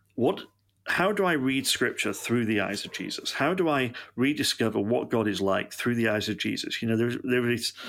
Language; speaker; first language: English; native; English